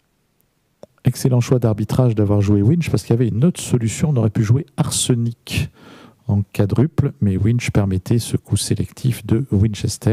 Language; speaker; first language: French; native; French